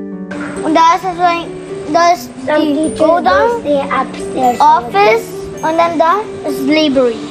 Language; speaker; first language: German; early bilingual, heritage; German